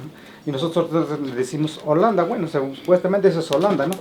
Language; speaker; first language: Spanish; native; Spanish